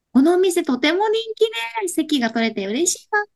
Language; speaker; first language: Japanese; native; Japanese